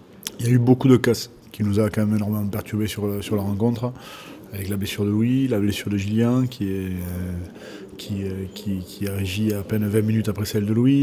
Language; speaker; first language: French; native; French